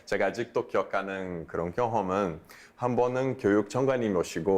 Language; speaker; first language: Korean; non-native, fluent; Portuguese